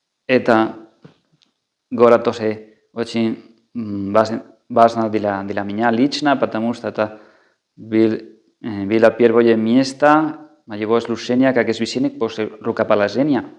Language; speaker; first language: Russian; non-native, fluent; Spanish